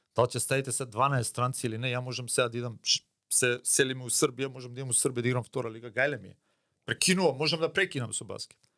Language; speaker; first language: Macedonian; native; Macedonian